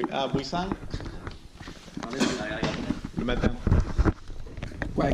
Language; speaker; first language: Vietnamese; non-native, learner; French